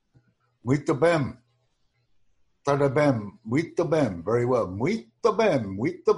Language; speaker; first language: Portuguese; non-native, learner; English